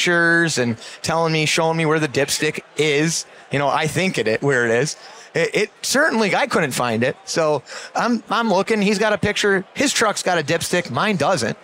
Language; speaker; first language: English; native; English